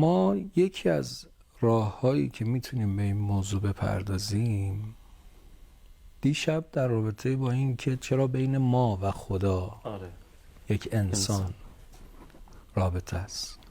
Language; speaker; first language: Persian; native; Persian